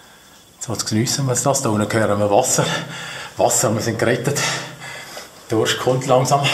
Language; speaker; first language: German; native; German